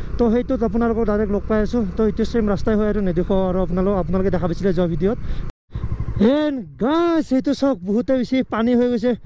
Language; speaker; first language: Assamese; non-native, local second language; Bodo